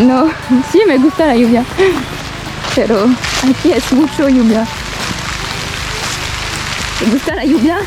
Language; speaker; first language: Spanish; non-native, learner; French